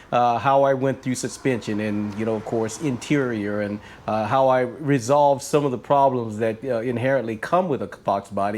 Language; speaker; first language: English; native; English